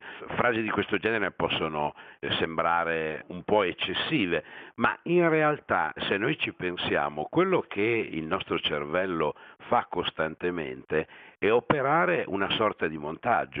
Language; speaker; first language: Italian; native; Italian